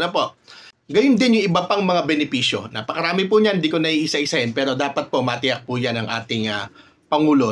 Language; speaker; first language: Filipino; native; Filipino